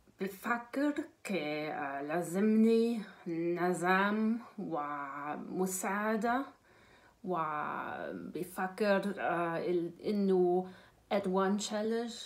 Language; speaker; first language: Arabic; non-native, learner; German